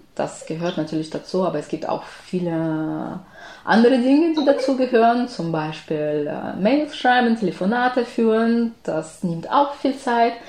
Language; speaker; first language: German; non-native, fluent; Ukrainian